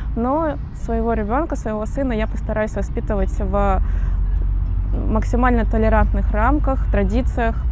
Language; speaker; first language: Russian; native; Russian